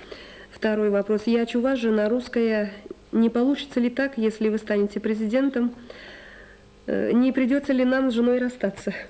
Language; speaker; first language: Russian; native; Russian